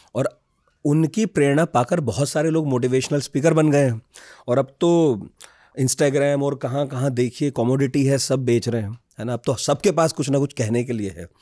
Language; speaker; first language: Hindi; native; Hindi